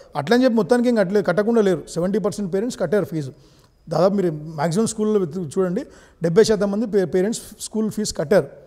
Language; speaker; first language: Telugu; native; Telugu